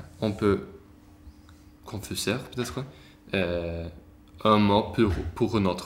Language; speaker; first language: French; non-native, learner; Swedish